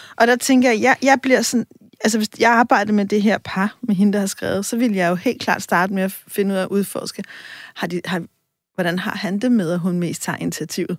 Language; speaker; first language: Danish; native; Danish